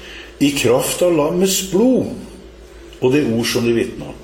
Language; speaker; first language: Norwegian; native; Norwegian